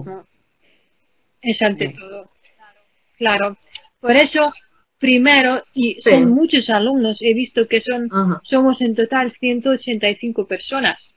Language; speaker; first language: Spanish; non-native, fluent; Ukrainian